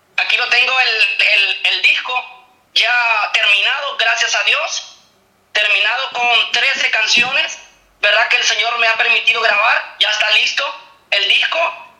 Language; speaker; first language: Spanish; native; Spanish